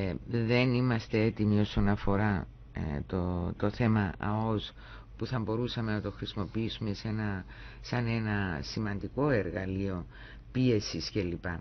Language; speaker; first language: Greek; native; Greek